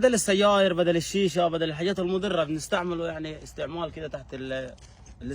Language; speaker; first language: Arabic; native; Arabic